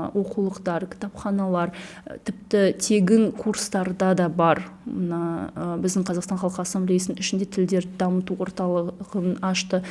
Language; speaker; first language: Kazakh; non-native, local second language; Chechen